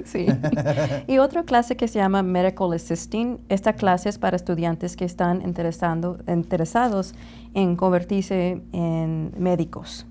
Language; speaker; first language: Spanish; non-native, learner; English